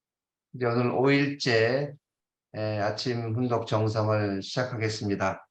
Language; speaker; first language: Korean; native; Korean